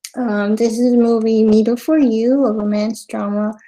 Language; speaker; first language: English; native; English